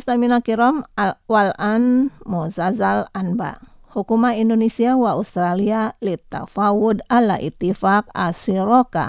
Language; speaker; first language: Arabic; non-native, fluent; Indonesian